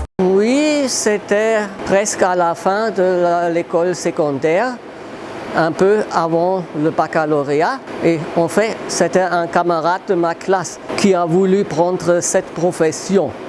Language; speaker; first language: French; non-native, fluent; German